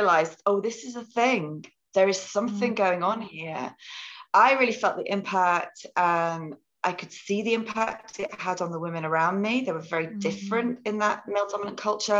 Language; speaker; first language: English; native; English